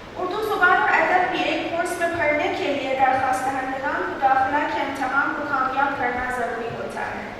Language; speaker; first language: Urdu; non-native, fluent; Persian